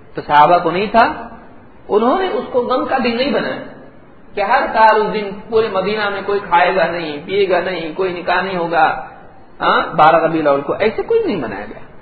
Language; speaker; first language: Urdu; native; Urdu